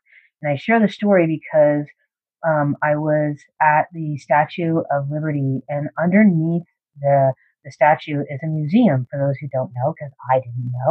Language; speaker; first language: English; native; English